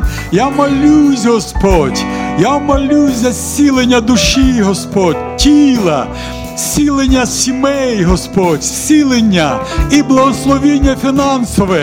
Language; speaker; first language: Ukrainian; non-native, local second language; Russian